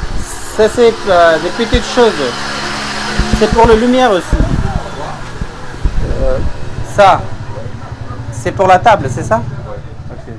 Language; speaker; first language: French; non-native, fluent; Bangla